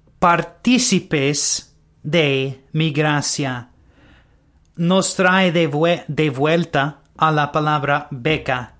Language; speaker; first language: Spanish; non-native, learner; English